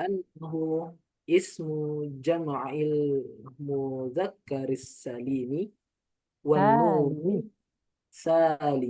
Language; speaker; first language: Arabic; non-native, learner; Indonesian